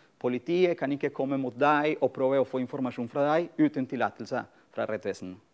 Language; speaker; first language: Norwegian; non-native, fluent; Spanish